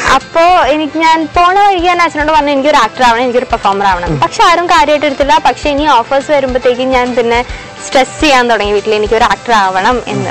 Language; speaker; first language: Malayalam; non-native, local second language; Konkani